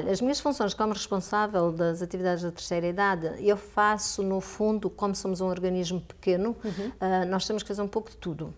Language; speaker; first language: Portuguese; native; Portuguese